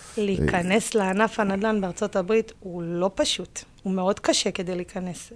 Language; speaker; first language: Hebrew; early bilingual, other home language; English